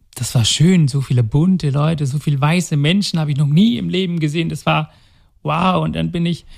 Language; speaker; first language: German; non-native, local second language; Tamil